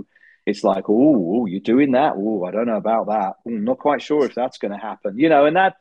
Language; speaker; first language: English; native; English